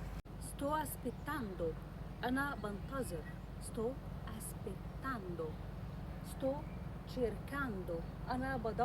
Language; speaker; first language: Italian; non-native, fluent; Arabic